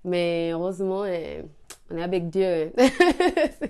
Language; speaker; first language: French; non-native, learner; Spanish